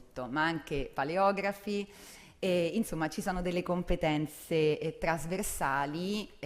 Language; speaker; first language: Italian; native; Italian